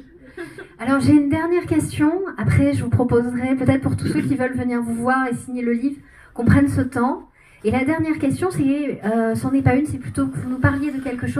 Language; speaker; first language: French; native; French